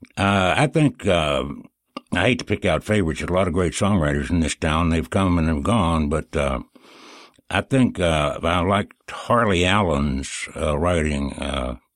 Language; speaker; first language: English; native; English